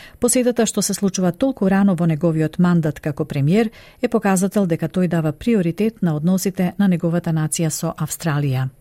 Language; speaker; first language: Macedonian; native; Macedonian